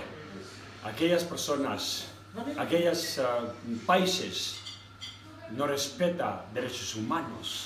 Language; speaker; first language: Spanish; non-native, learner; Tibetan